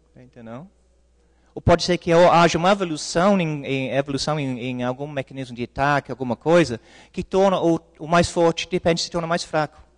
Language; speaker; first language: Portuguese; non-native, fluent; English